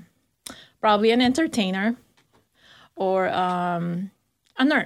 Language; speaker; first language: English; non-native, local second language; Filipino